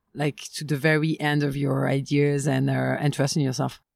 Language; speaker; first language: English; non-native, fluent; French